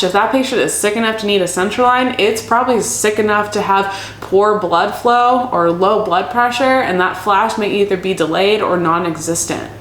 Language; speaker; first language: English; native; English